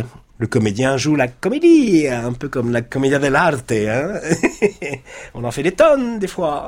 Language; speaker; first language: French; native; French